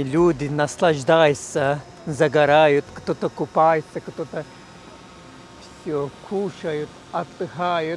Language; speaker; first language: Russian; non-native, fluent; Turkish